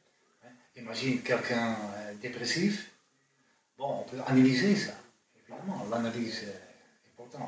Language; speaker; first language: French; non-native, fluent; Dutch